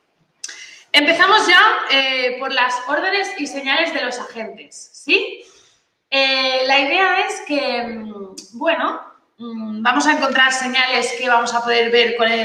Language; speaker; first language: Spanish; native; Spanish